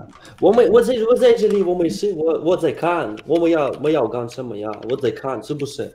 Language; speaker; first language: Chinese; non-native, learner; Russian